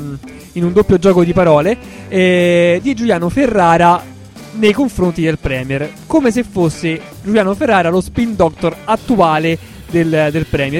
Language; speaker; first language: Italian; native; Italian